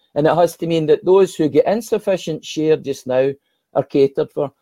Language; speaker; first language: English; native; English